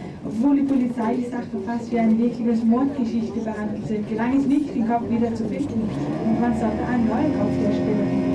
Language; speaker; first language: German; non-native, fluent; Danish